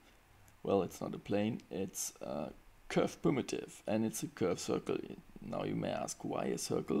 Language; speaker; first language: English; non-native, fluent; German